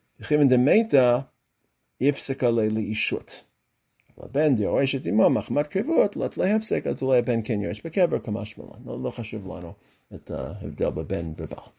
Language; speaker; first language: Hebrew; non-native, fluent; English